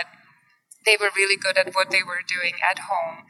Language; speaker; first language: English; non-native, fluent; Czech